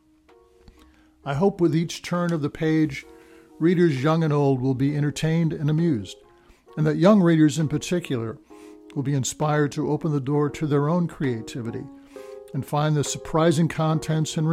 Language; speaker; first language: English; native; English